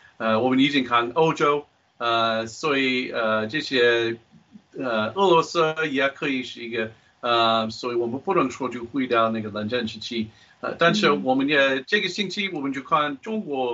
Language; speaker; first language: Chinese; non-native, fluent; English